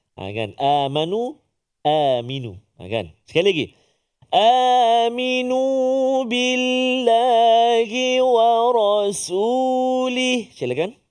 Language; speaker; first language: Malay; native; Malay